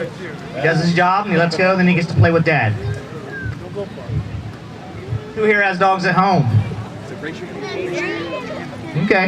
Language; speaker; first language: English; native; English